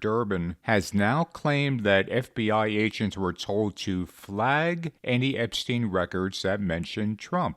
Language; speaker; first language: English; native; English